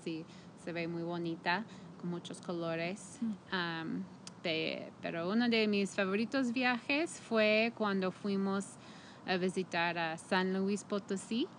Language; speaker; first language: Spanish; non-native, fluent; English